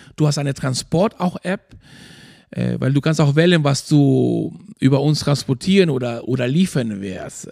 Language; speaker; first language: German; non-native, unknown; Spanish